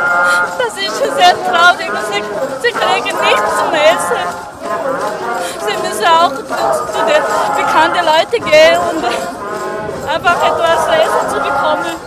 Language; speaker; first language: German; non-native, learner; Tibetan